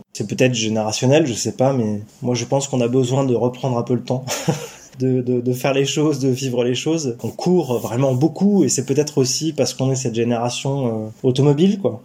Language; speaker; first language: French; native; French